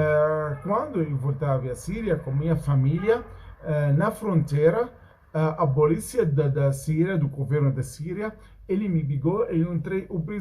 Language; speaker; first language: Portuguese; non-native, learner; Arabic